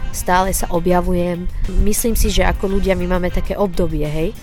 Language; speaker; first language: Slovak; non-native, fluent; Arabic